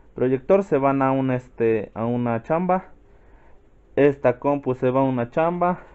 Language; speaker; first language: Spanish; native; Spanish